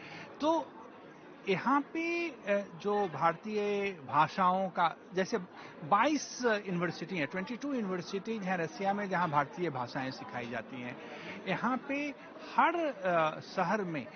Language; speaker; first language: Hindi; native; Hindi